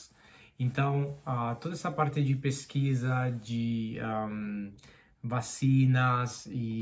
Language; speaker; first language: Portuguese; non-native, fluent; Spanish